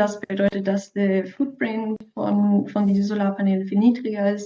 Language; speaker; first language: German; non-native, fluent; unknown